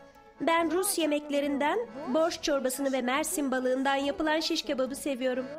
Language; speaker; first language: Turkish; early bilingual, heritage; Turkish